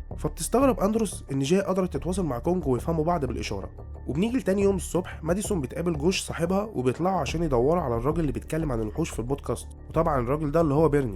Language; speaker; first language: Arabic; native; Arabic